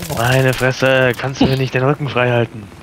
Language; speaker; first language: German; native; German